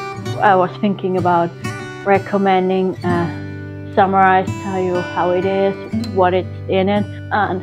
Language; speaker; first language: English; non-native, fluent; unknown